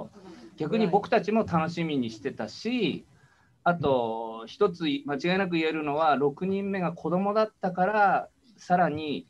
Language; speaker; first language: Japanese; native; Japanese